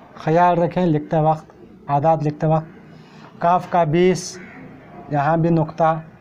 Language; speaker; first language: Urdu; native; Urdu